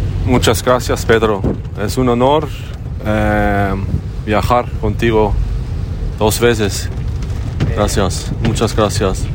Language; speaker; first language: Spanish; non-native, learner; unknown